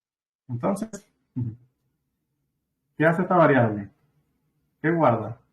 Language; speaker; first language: Spanish; native; Spanish